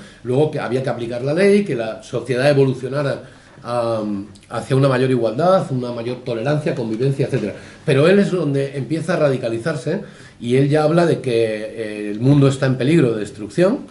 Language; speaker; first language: Spanish; native; Spanish